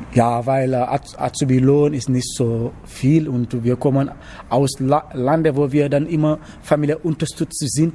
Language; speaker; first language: German; non-native, learner; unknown